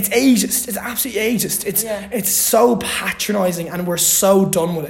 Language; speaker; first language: English; native; English